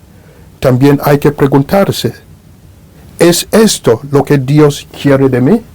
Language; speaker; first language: Spanish; non-native, fluent; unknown